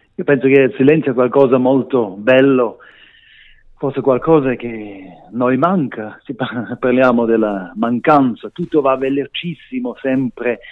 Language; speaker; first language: Italian; non-native, learner; Romansh